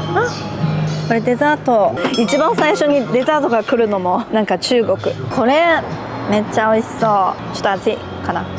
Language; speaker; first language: Japanese; non-native, fluent; Chinese